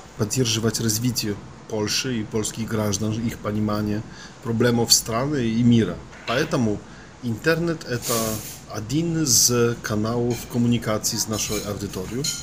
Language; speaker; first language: Russian; non-native, learner; Polish